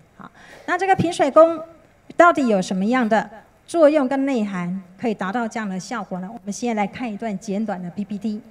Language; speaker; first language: Chinese; native; Chinese